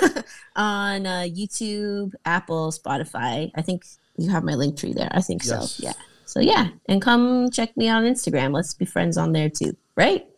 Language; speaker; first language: English; native; English